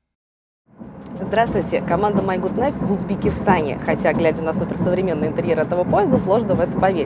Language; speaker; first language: Russian; native; Russian